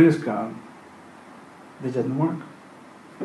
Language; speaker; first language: English; native; English